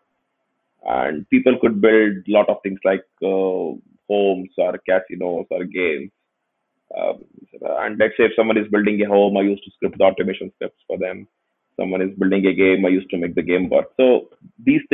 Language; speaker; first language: English; non-native, local second language; Kannada